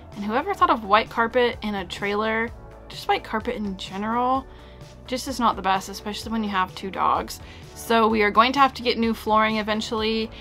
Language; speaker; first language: English; native; English